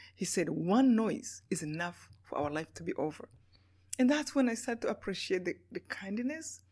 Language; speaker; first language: English; non-native, local second language; Kinyarwanda